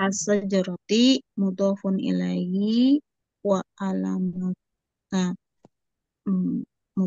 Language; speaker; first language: Arabic; non-native, learner; Indonesian